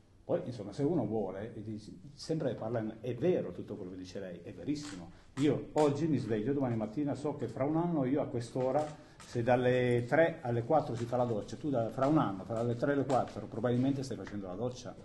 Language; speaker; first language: Italian; native; Italian